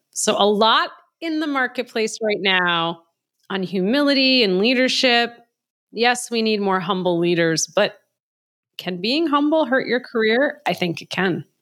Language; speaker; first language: English; native; English